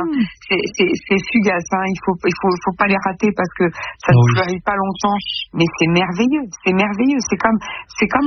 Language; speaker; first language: French; native; French